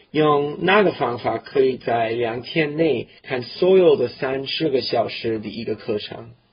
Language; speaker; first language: Chinese; non-native, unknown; English